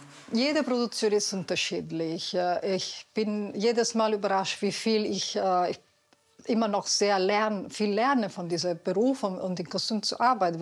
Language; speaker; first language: German; non-native, fluent; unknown